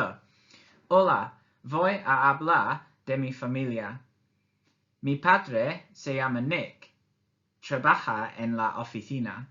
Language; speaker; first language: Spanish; non-native, fluent; English